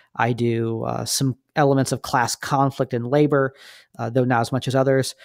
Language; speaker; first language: English; native; English